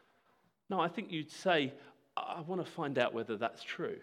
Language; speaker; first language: English; native; English